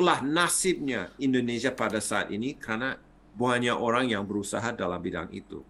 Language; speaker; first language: Indonesian; non-native, fluent; English